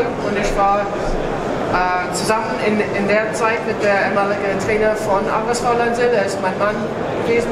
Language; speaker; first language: German; non-native, fluent; English